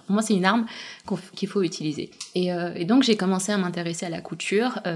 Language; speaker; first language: French; early bilingual, other home language; Russian